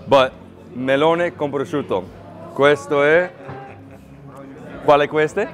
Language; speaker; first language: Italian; non-native, learner; English